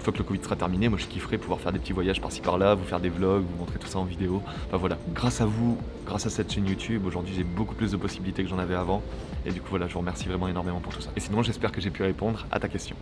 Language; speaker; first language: French; native; French